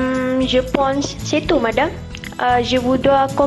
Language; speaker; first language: French; non-native, learner; Malay